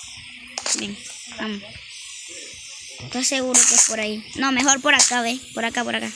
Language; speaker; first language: Spanish; native; Spanish